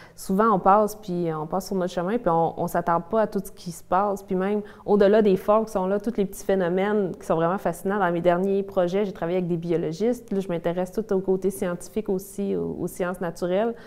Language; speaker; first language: French; native; French